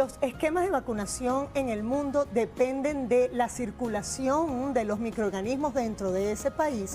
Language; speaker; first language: Spanish; native; Spanish